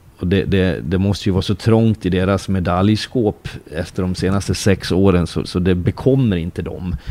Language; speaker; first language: Swedish; native; Swedish